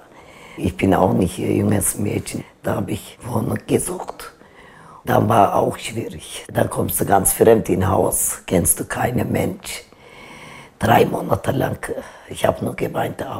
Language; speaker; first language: German; non-native, learner; Turkish